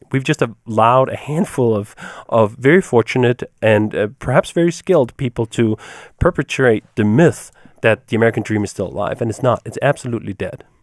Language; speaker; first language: English; non-native, fluent; Danish